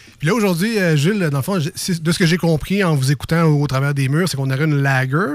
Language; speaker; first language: French; native; French